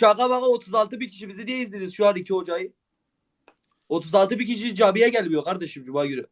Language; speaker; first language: Turkish; native; Turkish